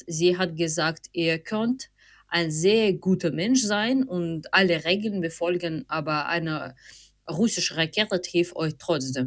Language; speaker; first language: German; non-native, fluent; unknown